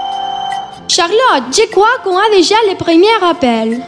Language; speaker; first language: French; non-native, learner; Spanish